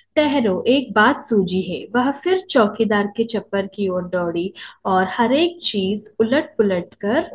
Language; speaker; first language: Hindi; non-native, local second language; Telugu